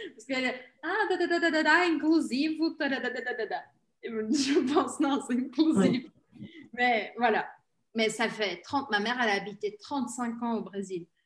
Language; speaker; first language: French; early bilingual, heritage; Portuguese